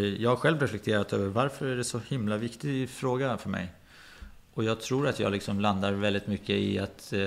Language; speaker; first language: Swedish; early bilingual, other home language; Persian